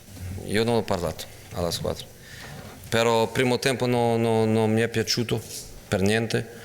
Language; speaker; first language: Italian; non-native, fluent; Portuguese